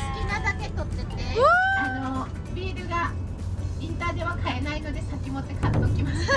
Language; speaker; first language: Japanese; native; Japanese